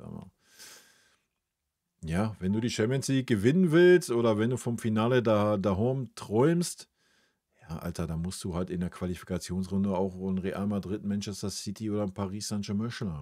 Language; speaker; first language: German; native; German